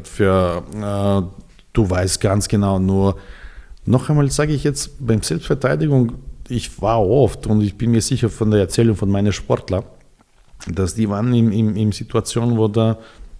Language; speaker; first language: German; non-native, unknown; Serbian